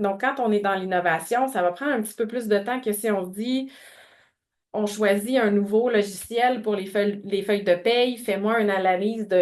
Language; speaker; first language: French; native; French